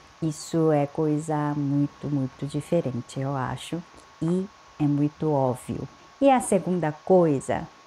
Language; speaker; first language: Portuguese; non-native, fluent; Korean